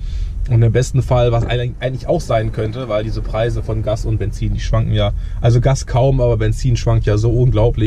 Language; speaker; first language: German; native; German